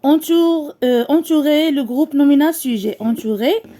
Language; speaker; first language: French; non-native, local second language; Arabic